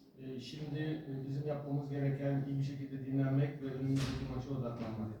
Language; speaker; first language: Turkish; native; Turkish